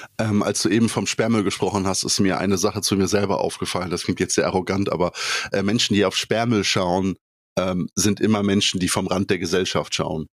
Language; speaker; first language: German; early bilingual, other home language; Polish